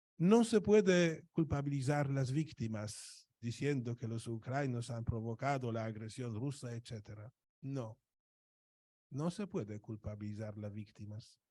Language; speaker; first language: Spanish; non-native, fluent; Polish